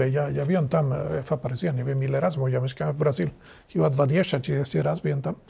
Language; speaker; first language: Polish; non-native, learner; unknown